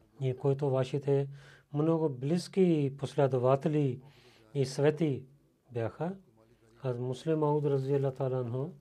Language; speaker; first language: Bulgarian; non-native, learner; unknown